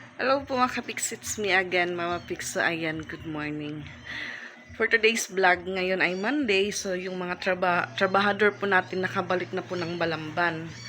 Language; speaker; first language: Filipino; non-native, local second language; Waray